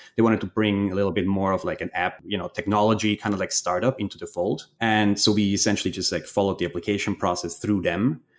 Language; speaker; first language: English; non-native, fluent; German